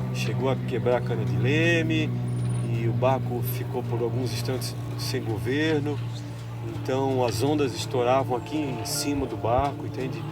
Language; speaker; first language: Portuguese; native; Portuguese